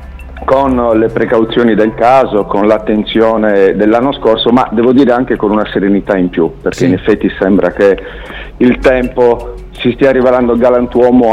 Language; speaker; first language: Italian; native; Italian